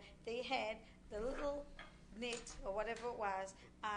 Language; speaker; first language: English; native; English